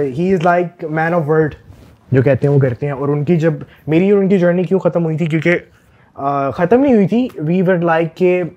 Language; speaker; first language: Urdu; early bilingual, heritage; Urdu